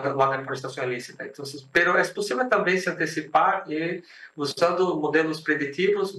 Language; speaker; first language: Spanish; non-native, fluent; Portuguese